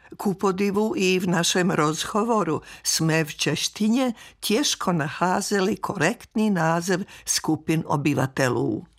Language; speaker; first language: Czech; non-native, fluent; Serbian